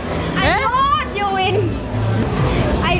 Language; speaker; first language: English; non-native, learner; Thai